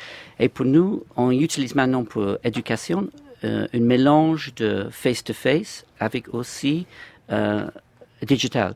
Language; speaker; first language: French; non-native, fluent; English